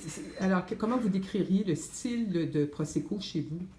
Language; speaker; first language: French; native; French